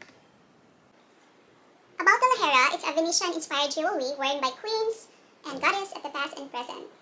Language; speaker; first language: English; non-native, local second language; Cebuano